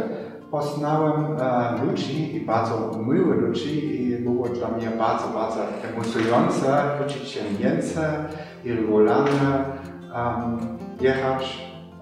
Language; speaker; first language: Polish; non-native, learner; German